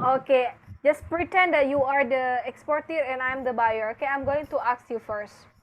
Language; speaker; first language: English; non-native, fluent; Indonesian